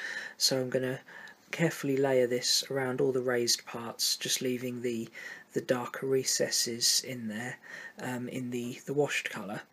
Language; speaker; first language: English; native; English